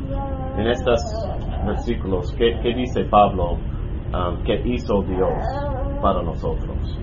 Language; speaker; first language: Spanish; non-native, learner; English